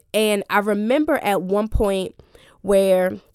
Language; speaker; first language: English; native; English